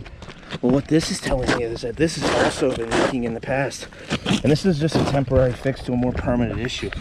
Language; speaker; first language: English; native; English